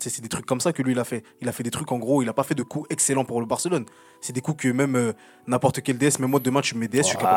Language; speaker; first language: French; native; French